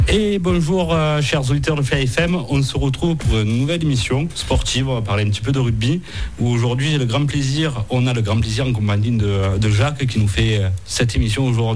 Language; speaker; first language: French; native; French